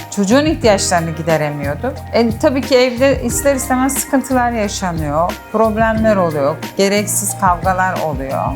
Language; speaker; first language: Turkish; native; Turkish